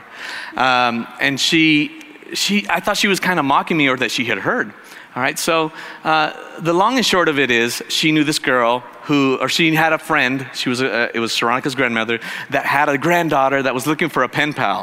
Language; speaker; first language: English; native; English